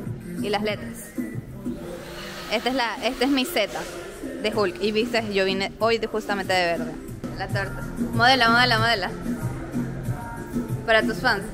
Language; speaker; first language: Spanish; native; Spanish